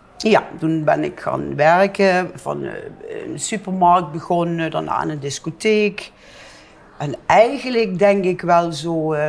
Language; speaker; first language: Dutch; native; Dutch